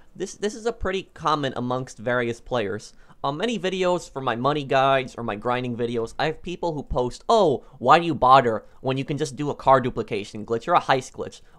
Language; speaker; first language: English; native; English